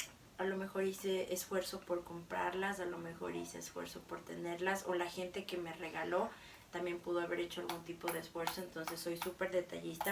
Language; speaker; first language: Spanish; native; Spanish